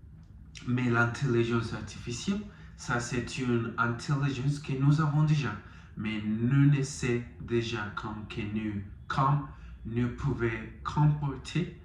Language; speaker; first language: French; non-native, learner; Spanish